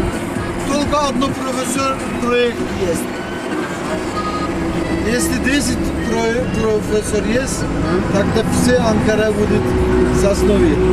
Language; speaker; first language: Russian; non-native, learner; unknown